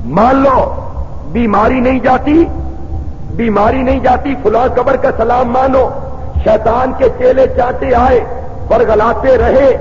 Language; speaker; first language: Urdu; non-native, local second language; Punjabi